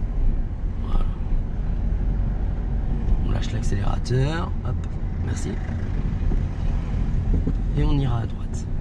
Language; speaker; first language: French; native; French